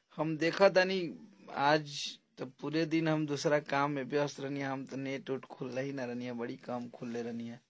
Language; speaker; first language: Hindi; native; Hindi